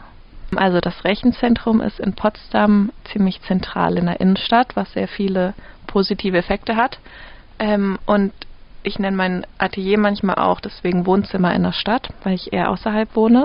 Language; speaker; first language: German; native; German